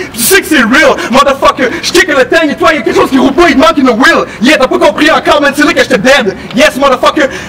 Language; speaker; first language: French; native; French